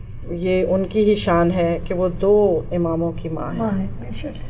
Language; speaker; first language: Urdu; native; Urdu